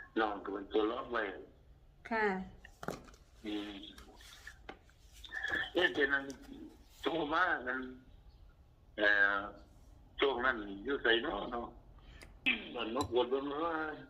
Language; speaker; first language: Thai; non-native, local second language; Northeastern Thai